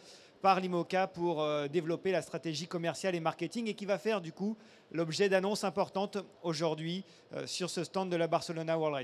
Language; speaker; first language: French; native; French